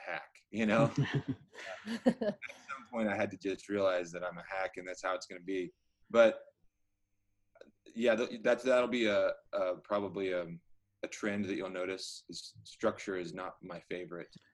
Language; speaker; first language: English; native; English